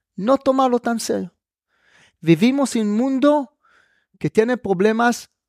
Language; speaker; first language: Spanish; non-native, fluent; Hebrew